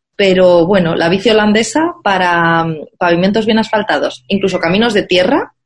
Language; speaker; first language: Spanish; native; Spanish